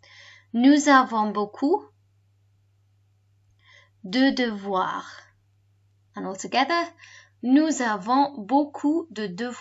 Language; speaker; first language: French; non-native, fluent; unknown